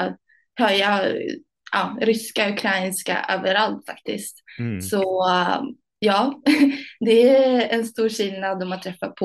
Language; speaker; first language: Swedish; early bilingual, other home language; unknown